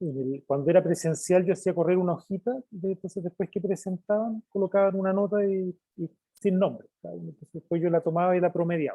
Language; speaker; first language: Spanish; native; Spanish